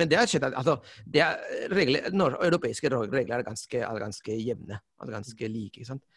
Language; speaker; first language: Norwegian; non-native, fluent; Spanish